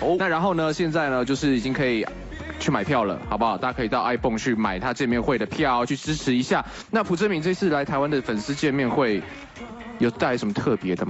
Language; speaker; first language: Chinese; native; Chinese